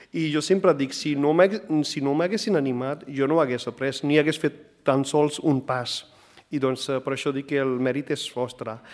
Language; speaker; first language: Catalan; non-native, fluent; Punjabi